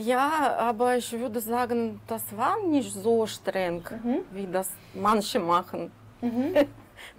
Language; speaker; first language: German; non-native, fluent; Russian